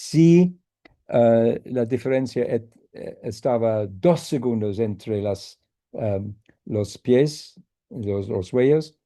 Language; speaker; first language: Spanish; non-native, fluent; English